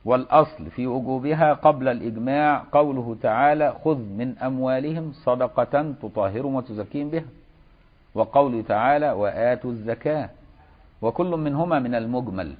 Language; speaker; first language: Arabic; native; Arabic